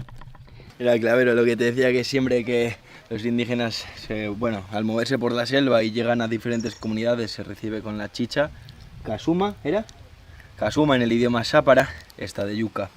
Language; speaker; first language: Spanish; native; Spanish